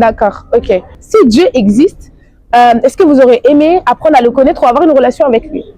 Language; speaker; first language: French; native; French